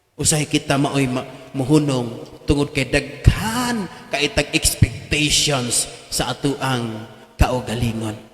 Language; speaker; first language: Cebuano; native; Cebuano